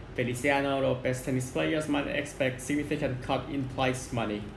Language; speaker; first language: English; non-native, fluent; Thai